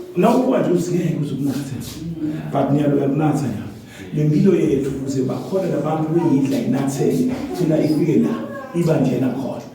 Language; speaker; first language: Zulu; non-native, local second language; Swati